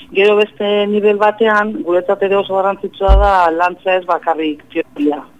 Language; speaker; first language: Basque; non-native, fluent; Spanish